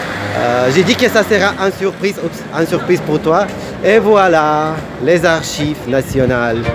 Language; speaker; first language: French; non-native, fluent; Russian